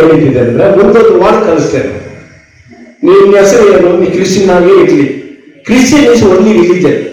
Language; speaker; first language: Kannada; non-native, local second language; Tamil